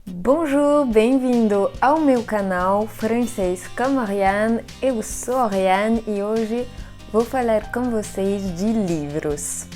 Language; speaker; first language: Portuguese; non-native, fluent; French